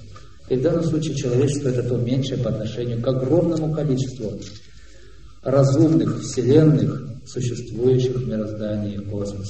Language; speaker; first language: Russian; native; Russian